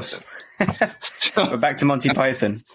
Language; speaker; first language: English; native; English